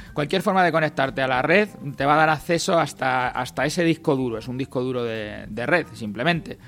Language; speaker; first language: Spanish; native; Spanish